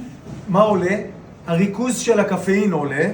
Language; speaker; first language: Hebrew; native; Hebrew